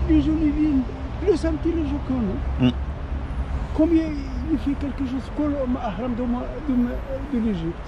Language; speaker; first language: French; non-native, learner; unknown